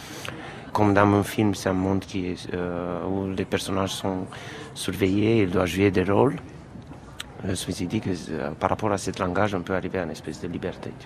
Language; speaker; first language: French; non-native, fluent; Romanian